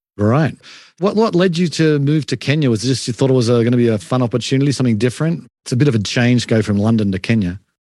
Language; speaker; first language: English; native; English